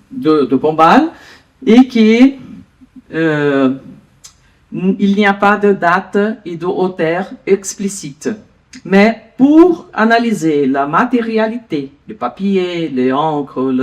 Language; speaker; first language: French; non-native, learner; Portuguese